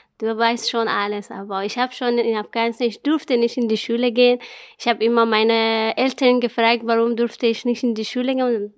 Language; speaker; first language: German; non-native, learner; Persian